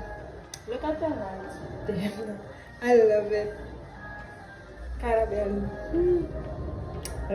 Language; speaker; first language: English; non-native, learner; Haitian Creole